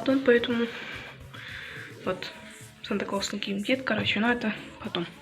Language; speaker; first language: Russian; non-native, local second language; Kazakh